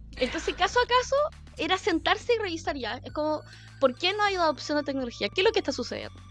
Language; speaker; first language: Spanish; early bilingual, other home language; Korean